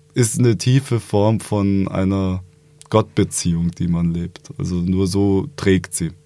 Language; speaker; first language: German; native; German